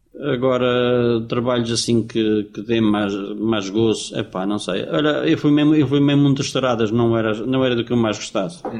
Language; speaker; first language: Portuguese; native; Portuguese